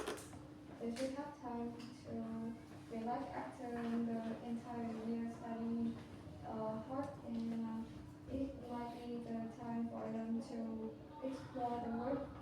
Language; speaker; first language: English; non-native, learner; Vietnamese